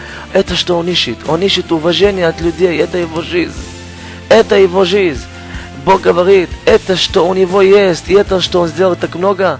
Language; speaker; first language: Russian; non-native, learner; Hebrew